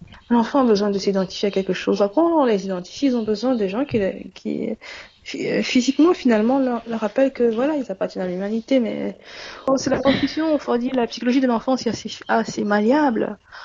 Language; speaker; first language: French; non-native, local second language; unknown